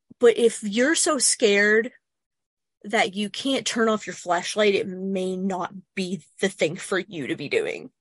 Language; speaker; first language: English; native; English